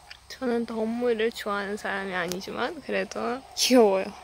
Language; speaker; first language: Korean; non-native, learner; Azerbaijani